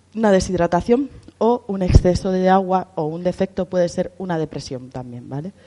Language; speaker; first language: Spanish; native; Spanish